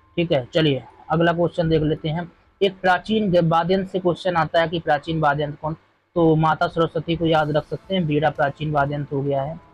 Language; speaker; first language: Hindi; native; Hindi